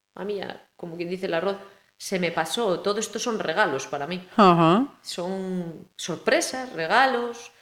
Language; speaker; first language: Spanish; native; Spanish